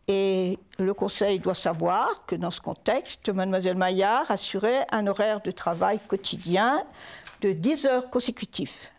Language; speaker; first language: French; native; French